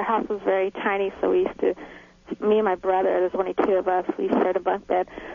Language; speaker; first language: English; native; English